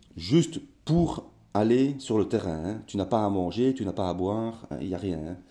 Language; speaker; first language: French; native; French